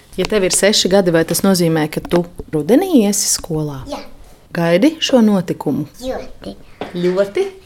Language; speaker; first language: Latvian; native; Latvian